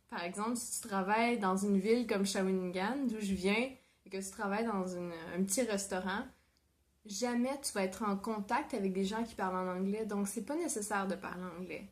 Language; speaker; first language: French; native; French